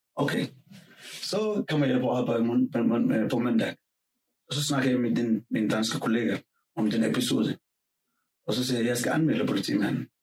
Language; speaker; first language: Danish; non-native, fluent; Somali